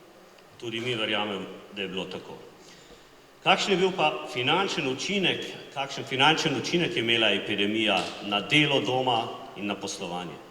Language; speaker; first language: Slovenian; native; Slovenian